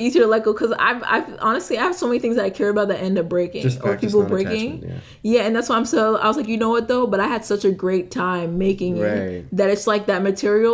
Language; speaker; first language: English; native; English